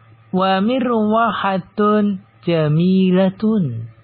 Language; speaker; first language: Arabic; non-native, fluent; Indonesian